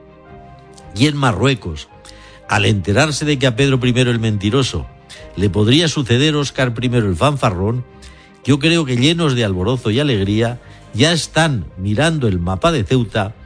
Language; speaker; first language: Spanish; native; Spanish